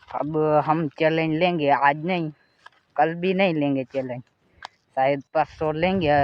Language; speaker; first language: Hindi; non-native, local second language; Gujarati